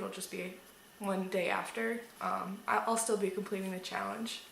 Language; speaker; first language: English; native; English